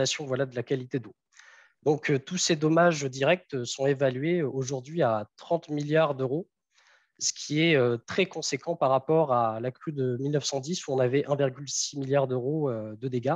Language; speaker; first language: French; native; French